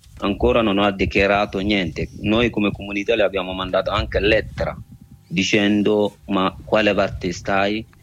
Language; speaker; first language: Italian; non-native, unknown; Arabic